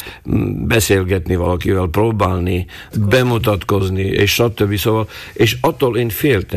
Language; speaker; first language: Hungarian; non-native, local second language; Slovak